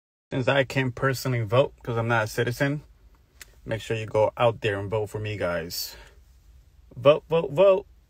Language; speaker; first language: English; early bilingual, other home language; Spanish